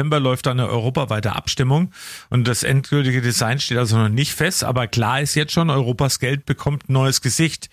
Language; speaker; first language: German; native; German